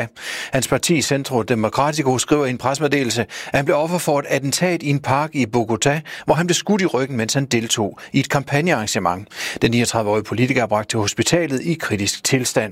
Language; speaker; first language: Danish; native; Danish